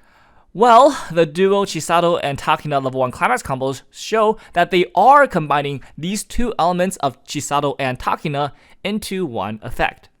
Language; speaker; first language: English; native; English